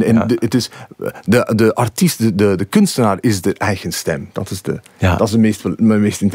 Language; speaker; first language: Dutch; non-native, fluent; English